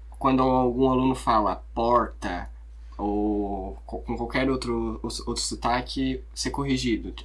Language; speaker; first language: Portuguese; native; Portuguese